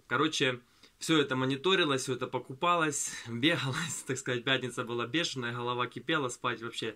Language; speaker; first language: Russian; native; Russian